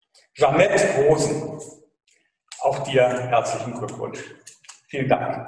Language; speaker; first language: German; native; German